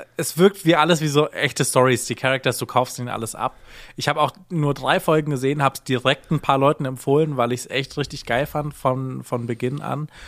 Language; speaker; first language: German; native; German